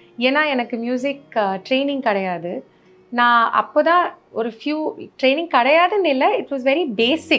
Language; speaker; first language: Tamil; non-native, fluent; Malayalam